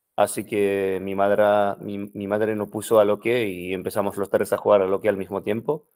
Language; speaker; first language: Spanish; non-native, fluent; French